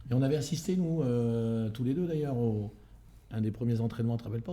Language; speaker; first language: French; native; French